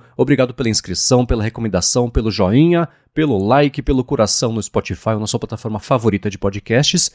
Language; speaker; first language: Portuguese; native; Portuguese